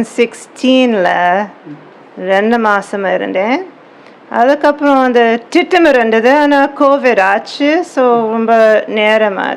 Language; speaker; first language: Tamil; non-native, learner; English